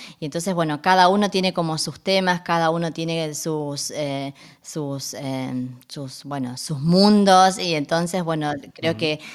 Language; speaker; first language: Spanish; native; Spanish